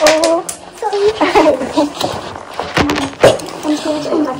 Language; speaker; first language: German; non-native, learner; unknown